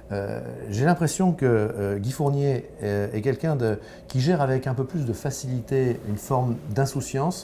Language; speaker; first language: French; native; French